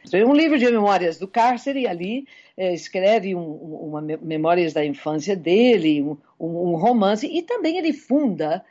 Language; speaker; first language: Portuguese; non-native, fluent; English